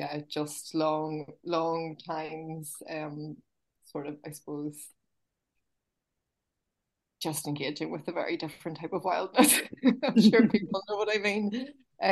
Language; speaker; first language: English; native; English